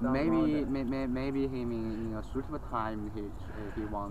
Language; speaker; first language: English; non-native, learner; Chinese